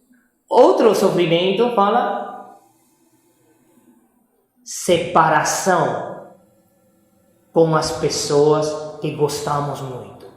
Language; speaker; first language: Portuguese; non-native, fluent; Spanish